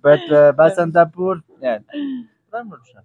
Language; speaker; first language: Nepali; non-native, learner; French